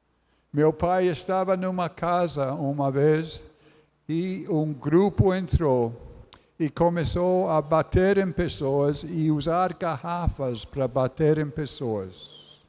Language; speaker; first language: Portuguese; non-native, fluent; English